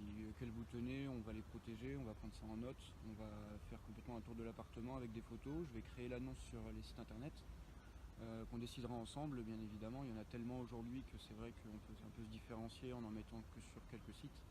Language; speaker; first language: French; native; French